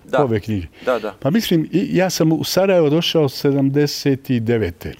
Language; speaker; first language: Bosnian; native; Bosnian